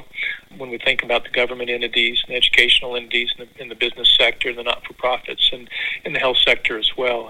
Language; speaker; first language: English; native; English